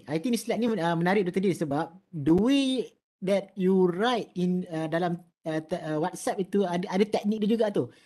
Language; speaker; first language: Malay; native; Malay